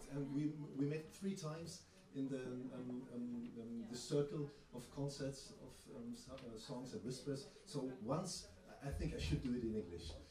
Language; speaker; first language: English; non-native, learner; German